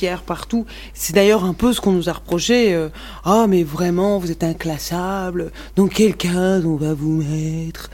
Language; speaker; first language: French; non-native, local second language; Arabic